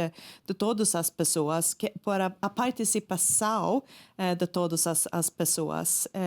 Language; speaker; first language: Portuguese; non-native, fluent; Swedish